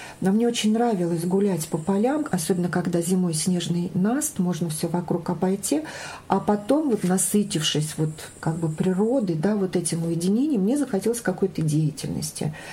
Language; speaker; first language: Russian; native; Russian